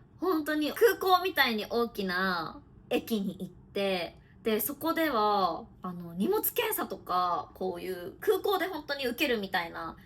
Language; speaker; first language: Japanese; native; Japanese